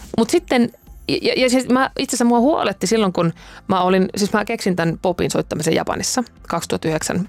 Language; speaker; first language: Finnish; native; Finnish